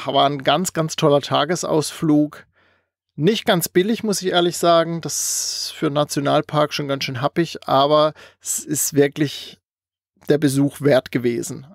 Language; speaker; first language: German; native; German